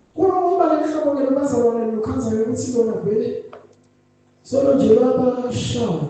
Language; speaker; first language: Zulu; non-native, local second language; Swati